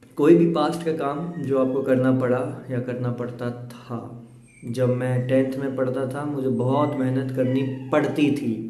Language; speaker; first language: Hindi; native; Hindi